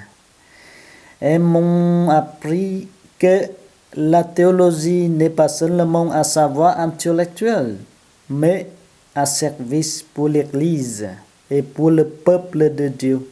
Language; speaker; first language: French; non-native, fluent; Vietnamese